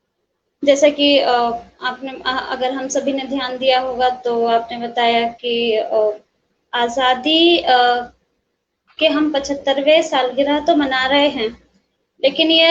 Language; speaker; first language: Hindi; native; Hindi